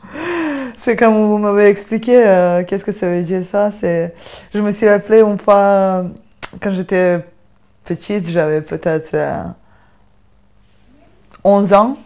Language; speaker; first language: French; non-native, fluent; Serbian